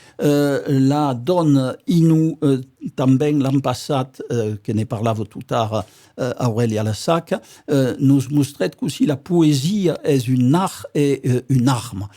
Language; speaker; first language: Occitan; native; Occitan